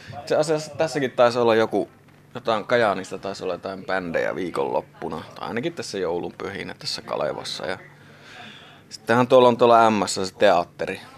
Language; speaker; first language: Finnish; native; Finnish